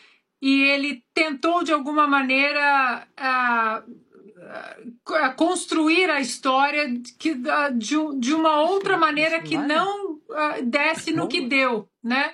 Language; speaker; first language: Portuguese; native; Portuguese